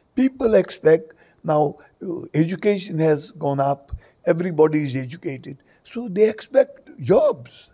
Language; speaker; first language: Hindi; non-native, local second language; Konkani